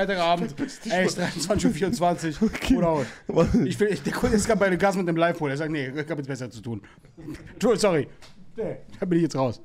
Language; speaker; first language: German; native; German